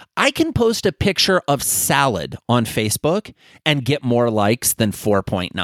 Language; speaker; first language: English; native; English